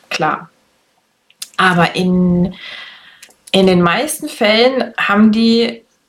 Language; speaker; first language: German; native; German